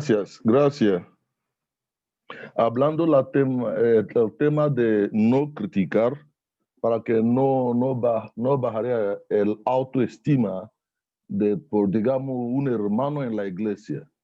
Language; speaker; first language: Spanish; non-native, learner; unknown